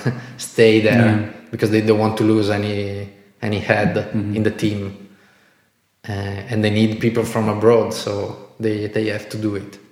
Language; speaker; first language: English; non-native, fluent; Italian